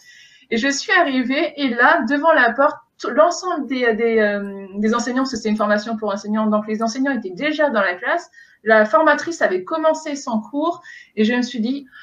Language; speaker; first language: French; native; French